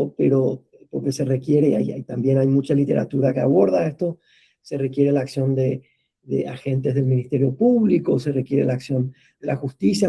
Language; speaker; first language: Spanish; native; Spanish